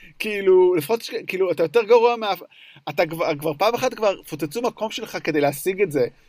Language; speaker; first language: Hebrew; native; Hebrew